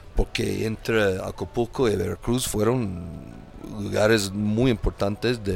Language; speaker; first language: Spanish; non-native, fluent; English